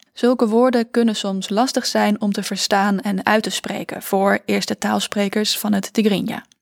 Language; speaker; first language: Dutch; native; Dutch